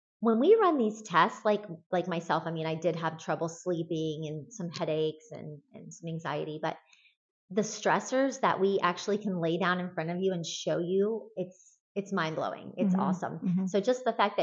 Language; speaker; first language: English; native; English